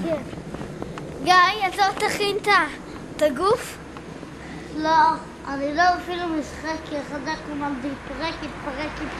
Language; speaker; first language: Hebrew; early bilingual, heritage; Hebrew